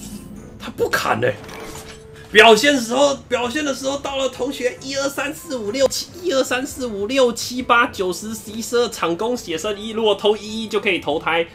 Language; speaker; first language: Chinese; native; Chinese